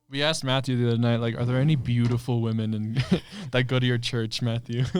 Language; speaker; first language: English; native; English